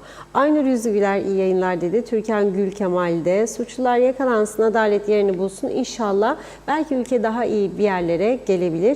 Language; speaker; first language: Turkish; native; Turkish